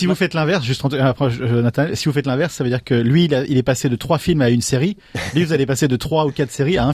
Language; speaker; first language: French; native; French